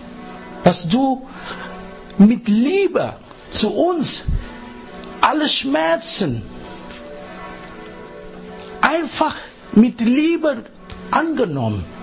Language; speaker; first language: German; non-native, fluent; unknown